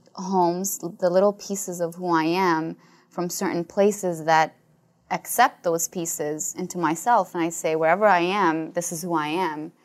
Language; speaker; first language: English; non-native, fluent; Arabic